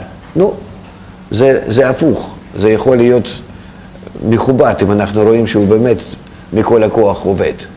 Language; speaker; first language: Hebrew; non-native, fluent; Russian